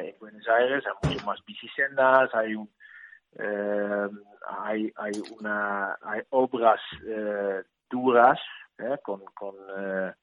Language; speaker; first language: Spanish; non-native, learner; Dutch